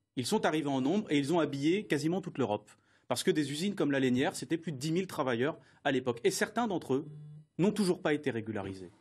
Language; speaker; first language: French; native; French